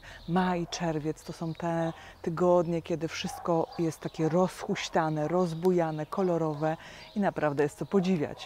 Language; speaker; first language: Polish; native; Polish